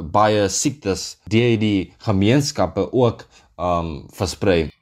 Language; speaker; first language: Afrikaans; native; Afrikaans